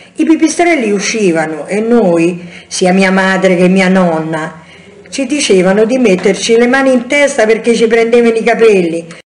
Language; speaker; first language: Italian; native; Italian